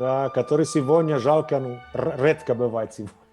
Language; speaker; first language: Russian; non-native, fluent; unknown